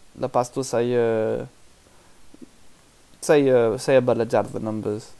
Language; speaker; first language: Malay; non-native, learner; English